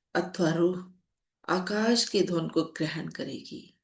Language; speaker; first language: Hindi; non-native, local second language; Punjabi